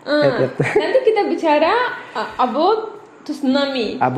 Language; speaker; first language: Indonesian; non-native, learner; Turkish